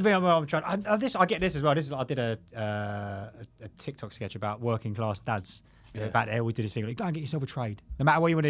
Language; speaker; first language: English; native; English